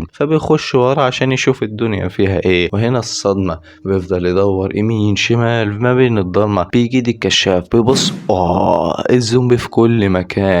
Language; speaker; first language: Arabic; native; Arabic